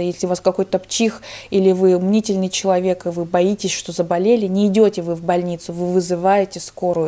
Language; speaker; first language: Russian; native; Russian